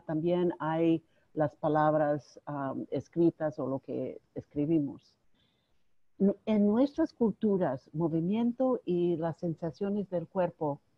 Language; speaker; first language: Spanish; non-native, fluent; English